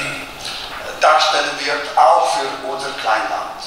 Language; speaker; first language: German; non-native, local second language; Italian